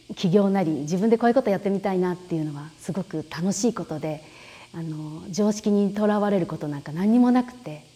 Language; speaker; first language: Japanese; native; Japanese